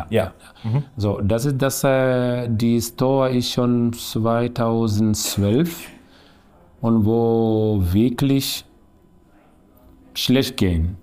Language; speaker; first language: German; non-native, learner; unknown